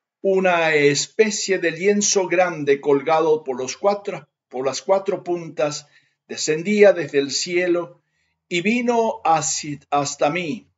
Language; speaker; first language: Spanish; native; Spanish